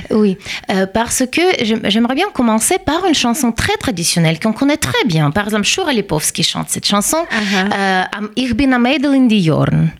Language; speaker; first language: French; non-native, fluent; Russian